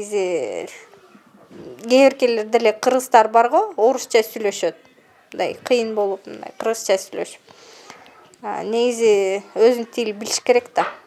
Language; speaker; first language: Kyrgyz; non-native, learner; Russian